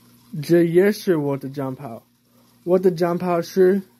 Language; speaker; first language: Chinese; non-native, learner; English